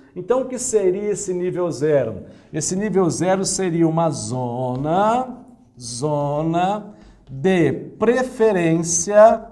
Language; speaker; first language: Portuguese; native; Portuguese